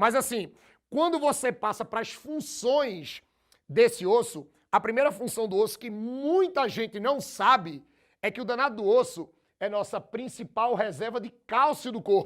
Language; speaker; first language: Portuguese; native; Portuguese